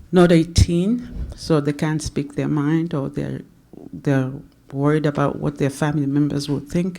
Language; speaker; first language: English; non-native, local second language; Swahili